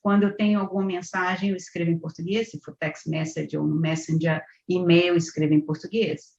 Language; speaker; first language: Portuguese; native; Portuguese